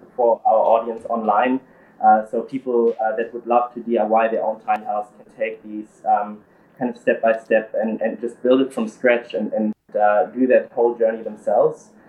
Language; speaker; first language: English; early bilingual, other home language; German